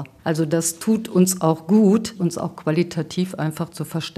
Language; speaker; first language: German; native; German